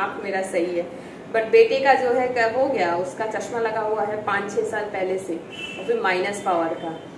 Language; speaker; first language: Hindi; non-native, local second language; Bangla